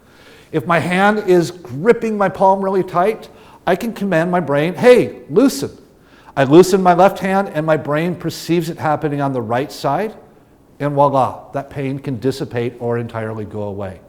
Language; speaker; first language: English; native; English